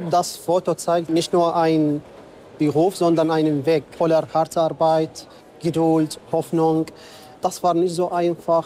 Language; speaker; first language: German; non-native, fluent; Arabic